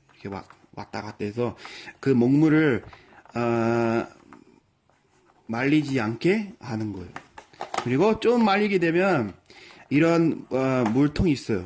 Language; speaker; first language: Korean; non-native, fluent; English